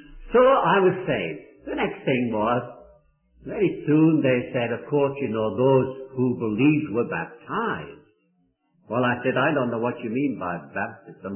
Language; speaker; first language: English; native; English